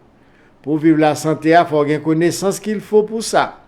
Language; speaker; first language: French; non-native, local second language; Haitian Creole